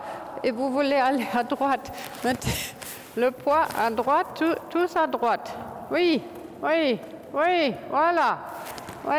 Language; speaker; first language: French; non-native, fluent; German